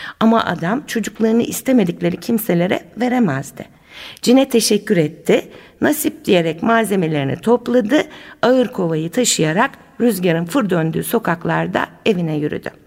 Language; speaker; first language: Turkish; native; Turkish